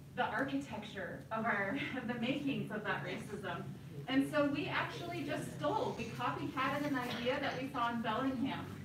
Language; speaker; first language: English; native; English